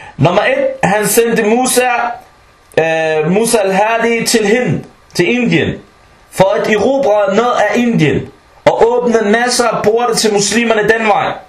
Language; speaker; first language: Danish; early bilingual, other home language; Arabic